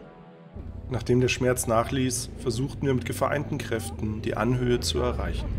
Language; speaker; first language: German; native; German